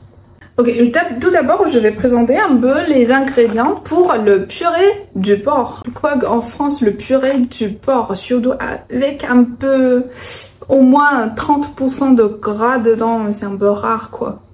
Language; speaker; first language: French; non-native, fluent; Chinese